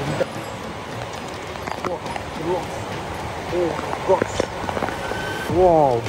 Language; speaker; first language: English; non-native, learner; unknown